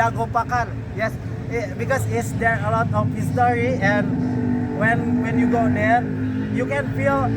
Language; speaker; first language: English; non-native, learner; Indonesian